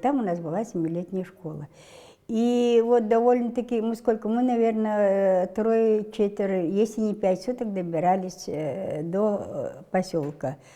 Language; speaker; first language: Russian; non-native, local second language; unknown